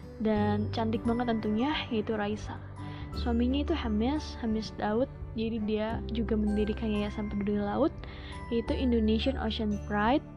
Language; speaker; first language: Indonesian; native; Indonesian